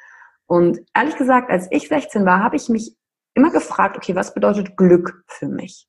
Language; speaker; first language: German; native; German